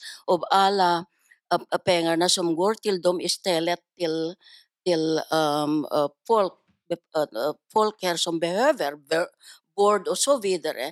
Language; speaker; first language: Swedish; non-native, learner; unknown